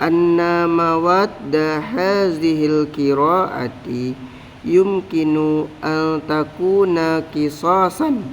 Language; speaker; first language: Arabic; non-native, learner; Indonesian